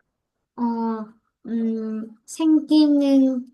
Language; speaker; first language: Korean; non-native, learner; Vietnamese